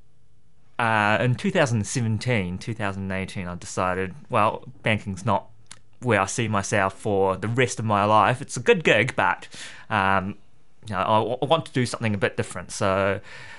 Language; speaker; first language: English; native; English